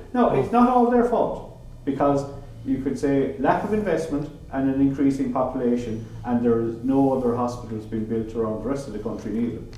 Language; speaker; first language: English; native; English